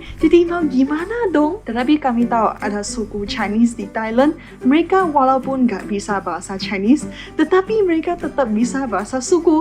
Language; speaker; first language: Indonesian; non-native, fluent; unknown